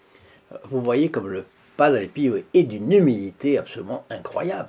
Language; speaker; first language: French; native; French